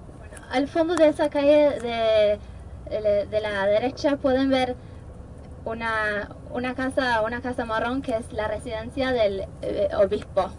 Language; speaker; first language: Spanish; non-native, fluent; Norwegian